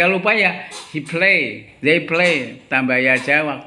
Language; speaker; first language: Indonesian; native; Indonesian